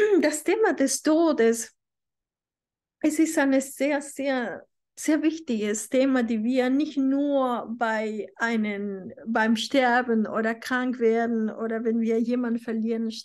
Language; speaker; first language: German; non-native, fluent; Spanish